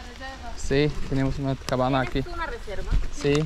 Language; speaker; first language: Spanish; non-native, learner; German